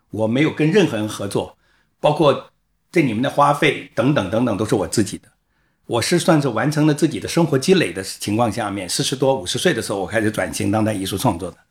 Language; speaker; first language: Chinese; native; Chinese